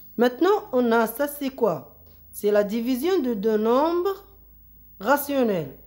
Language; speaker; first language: French; non-native, local second language; Arabic